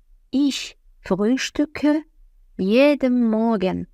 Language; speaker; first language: German; non-native, fluent; Azerbaijani